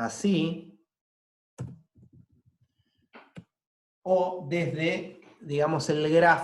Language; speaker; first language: Spanish; native; Spanish